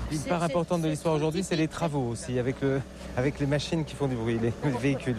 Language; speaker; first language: French; native; French